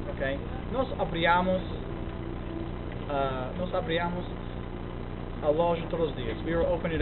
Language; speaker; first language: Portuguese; non-native, learner; English